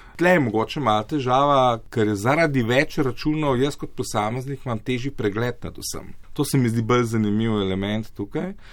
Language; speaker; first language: Slovenian; native; Slovenian